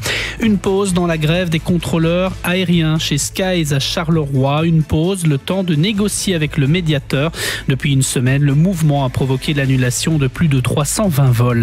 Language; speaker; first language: French; native; French